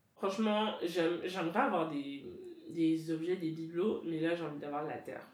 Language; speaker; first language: French; native; French